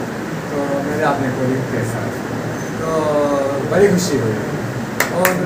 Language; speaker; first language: Hindi; non-native, learner; Japanese